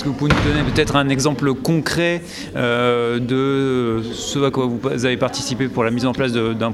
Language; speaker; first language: French; native; French